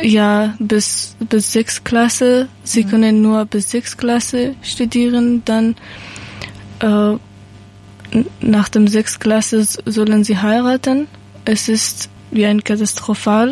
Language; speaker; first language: German; non-native, learner; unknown